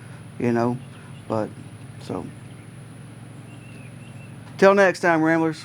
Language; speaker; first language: English; native; English